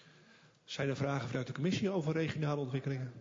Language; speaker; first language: Dutch; native; Dutch